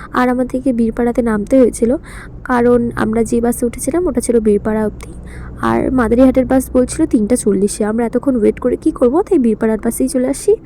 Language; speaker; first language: Bangla; native; Bangla